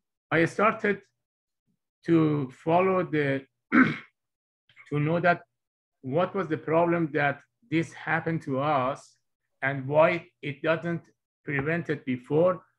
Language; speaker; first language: English; non-native, fluent; Persian